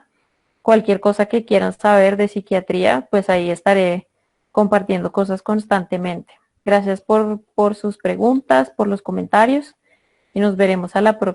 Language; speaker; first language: Spanish; native; Spanish